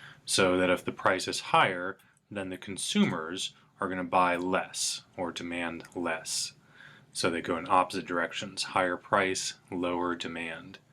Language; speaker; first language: English; native; English